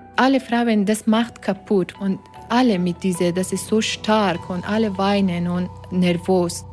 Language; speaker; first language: German; non-native, learner; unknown